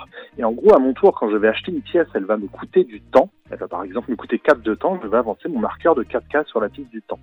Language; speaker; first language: French; native; French